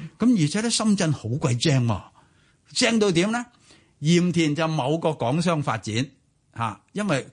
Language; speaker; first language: Cantonese; native; Cantonese